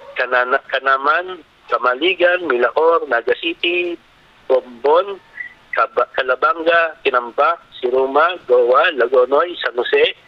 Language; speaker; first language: Filipino; non-native, local second language; Bikol